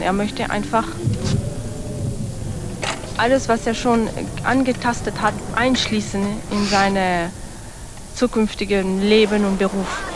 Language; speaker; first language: German; non-native, fluent; French